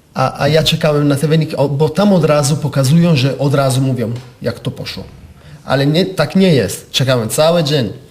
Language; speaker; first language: Polish; non-native, fluent; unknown